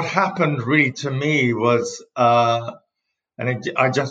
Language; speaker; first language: English; native; English